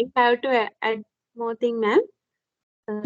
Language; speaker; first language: English; non-native, local second language; Sinhala